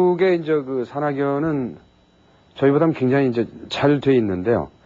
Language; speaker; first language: Korean; native; Korean